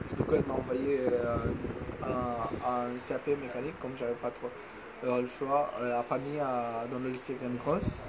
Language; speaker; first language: French; non-native, fluent; Bangla